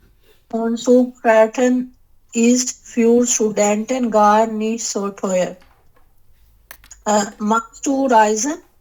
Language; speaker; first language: German; non-native, learner; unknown